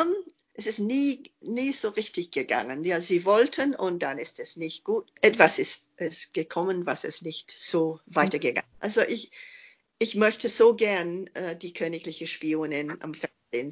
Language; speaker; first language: German; non-native, fluent; English